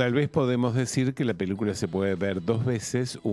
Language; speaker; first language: Spanish; native; Spanish